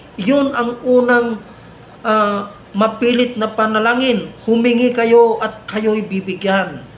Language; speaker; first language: Filipino; native; Filipino